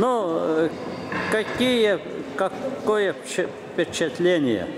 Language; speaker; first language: Russian; non-native, local second language; Lithuanian